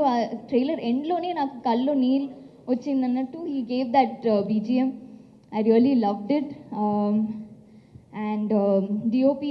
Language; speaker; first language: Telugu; non-native, local second language; Tamil